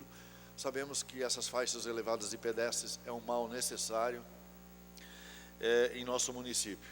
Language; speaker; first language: Portuguese; native; Portuguese